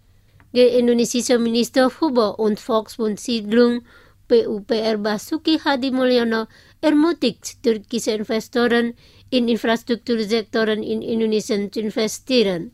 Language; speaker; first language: German; non-native, fluent; Indonesian